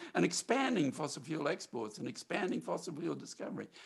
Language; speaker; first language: English; native; English